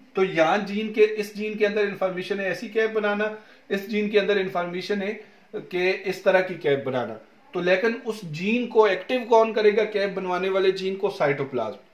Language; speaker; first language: Urdu; non-native, local second language; Punjabi